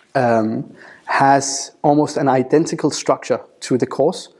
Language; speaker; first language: English; non-native, fluent; Danish